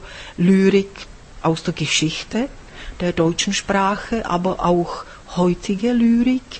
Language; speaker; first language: German; non-native, fluent; Czech